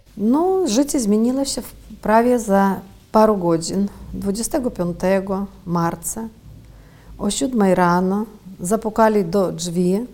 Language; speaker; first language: Polish; early bilingual, heritage; Polish